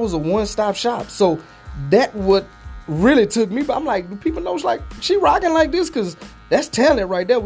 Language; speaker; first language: English; native; English